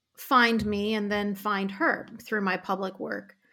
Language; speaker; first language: English; native; English